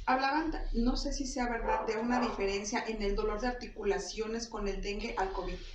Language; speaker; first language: Spanish; native; Spanish